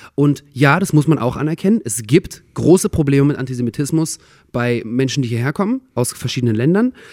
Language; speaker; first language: German; early bilingual, other home language; Russian